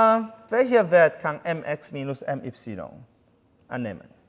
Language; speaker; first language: German; non-native, fluent; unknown